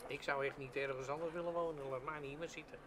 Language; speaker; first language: Dutch; native; Dutch